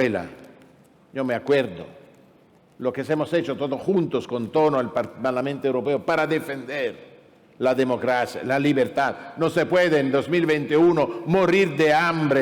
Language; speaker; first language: Spanish; non-native, fluent; Italian